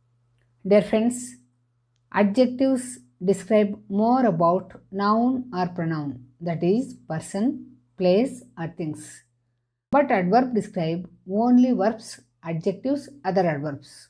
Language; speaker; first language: English; non-native, fluent; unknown